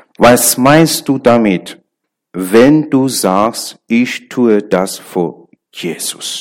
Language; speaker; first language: German; non-native, learner; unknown